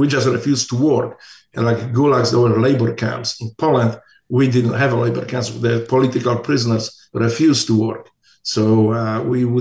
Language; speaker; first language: English; non-native, fluent; Polish